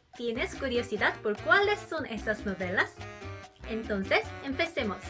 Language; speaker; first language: Spanish; non-native, learner; Korean